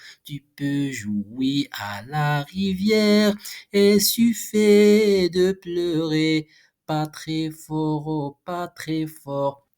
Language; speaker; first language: French; non-native, local second language; Arabic